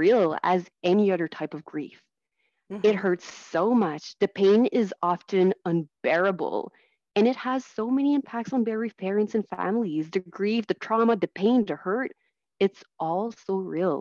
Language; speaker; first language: English; non-native, fluent; French